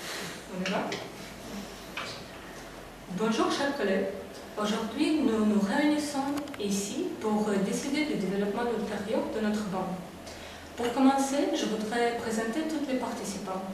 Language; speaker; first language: French; non-native, learner; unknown